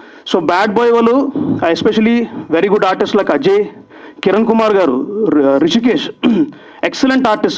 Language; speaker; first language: Telugu; native; Telugu